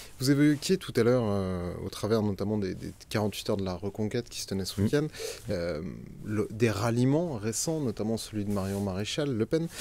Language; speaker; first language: French; native; French